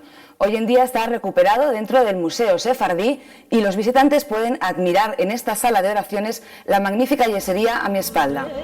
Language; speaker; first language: Spanish; native; Spanish